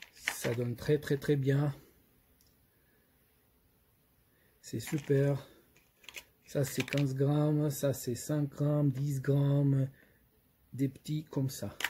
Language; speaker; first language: French; non-native, fluent; Portuguese